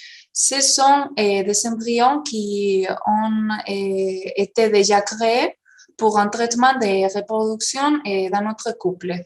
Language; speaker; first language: French; non-native, fluent; Spanish